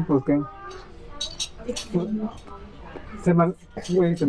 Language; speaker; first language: French; non-native, learner; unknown